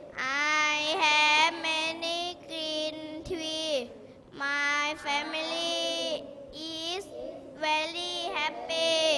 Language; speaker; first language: English; non-native, learner; Thai